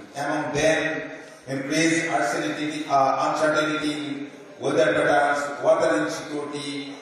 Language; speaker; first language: English; non-native, local second language; Assamese